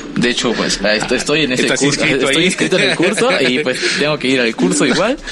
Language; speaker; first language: Spanish; native; Spanish